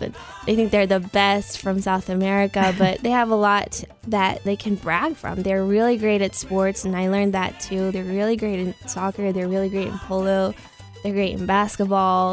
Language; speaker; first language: English; early bilingual, other home language; Spanish